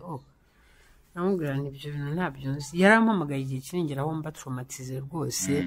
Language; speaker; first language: Kinyarwanda; early bilingual, heritage; Kinyarwanda